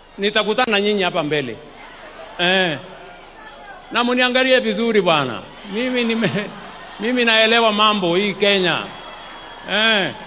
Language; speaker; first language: Swahili; non-native, local second language; Kalenjin